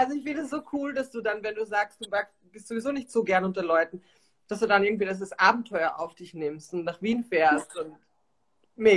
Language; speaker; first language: German; native; German